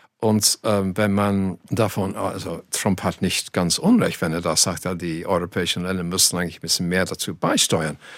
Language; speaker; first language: German; non-native, fluent; English